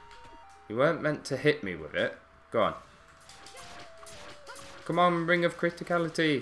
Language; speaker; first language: English; native; English